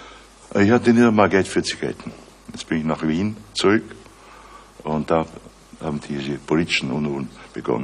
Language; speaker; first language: German; native; German